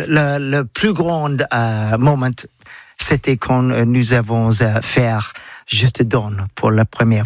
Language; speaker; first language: French; non-native, learner; English